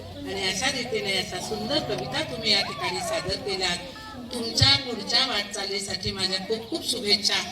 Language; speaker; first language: Marathi; non-native, local second language; Marwari